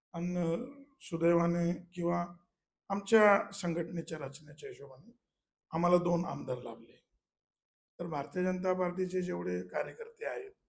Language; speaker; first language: Marathi; non-native, local second language; Malayalam